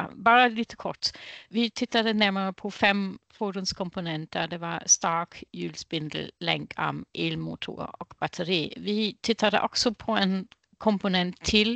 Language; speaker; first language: Swedish; non-native, fluent; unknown